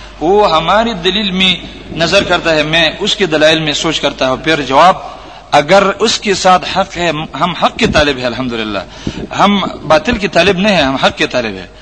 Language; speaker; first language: Urdu; non-native, local second language; Pashto